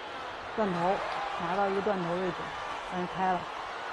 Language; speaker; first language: Chinese; native; Chinese